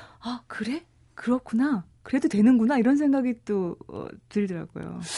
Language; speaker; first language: Korean; native; Korean